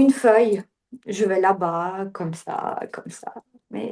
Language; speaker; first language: French; non-native, learner; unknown